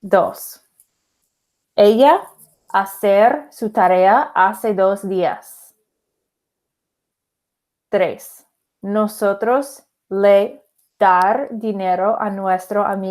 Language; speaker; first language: Spanish; non-native, fluent; English